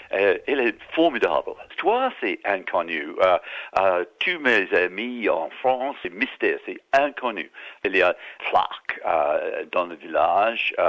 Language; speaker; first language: French; non-native, learner; English